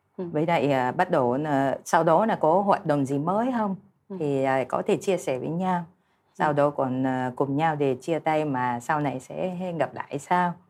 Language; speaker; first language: Vietnamese; non-native, fluent; Japanese